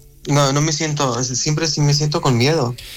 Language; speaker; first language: Spanish; non-native, learner; Arabic